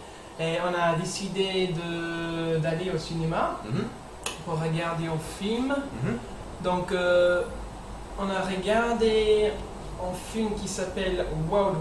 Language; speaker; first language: French; non-native, learner; English